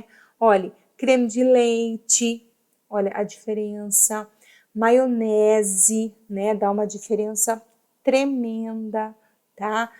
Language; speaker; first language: Portuguese; native; Portuguese